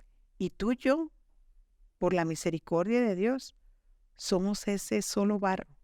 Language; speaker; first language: Spanish; native; Spanish